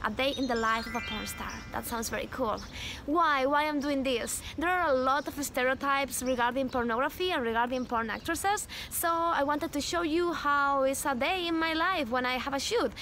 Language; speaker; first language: English; non-native, fluent; Spanish